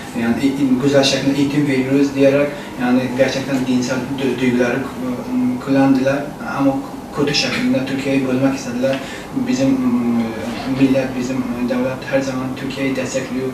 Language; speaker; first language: Turkish; non-native, fluent; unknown